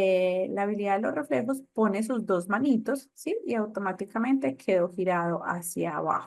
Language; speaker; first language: Spanish; native; Spanish